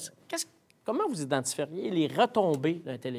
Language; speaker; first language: French; native; French